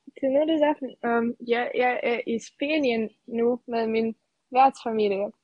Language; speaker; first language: Danish; non-native, fluent; Serbian